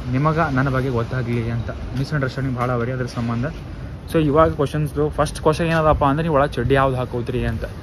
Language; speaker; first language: Kannada; native; Kannada